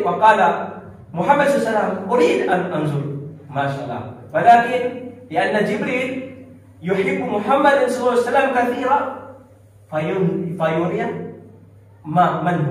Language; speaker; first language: Arabic; non-native, learner; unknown